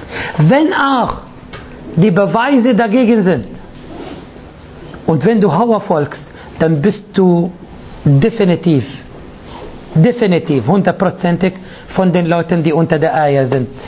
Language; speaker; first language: German; non-native, fluent; Arabic